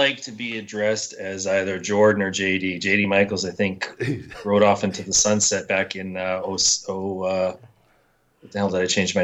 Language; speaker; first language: English; native; English